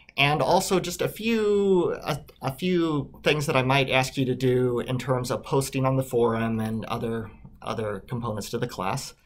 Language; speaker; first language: English; native; English